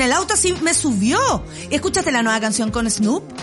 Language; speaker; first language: Spanish; native; Spanish